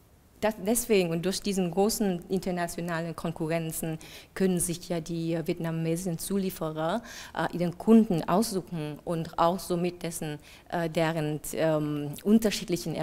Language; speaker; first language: German; non-native, fluent; Vietnamese